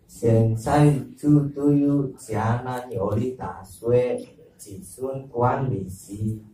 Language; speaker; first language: Chinese; non-native, learner; Indonesian